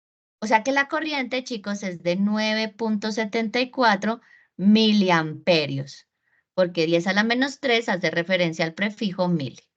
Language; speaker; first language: Spanish; native; Spanish